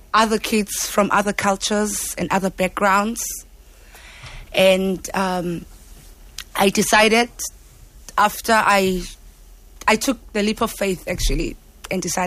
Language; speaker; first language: English; non-native, local second language; Xhosa